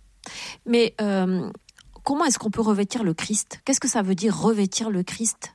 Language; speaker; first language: French; native; French